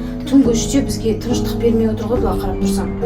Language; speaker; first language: Kazakh; native; Kazakh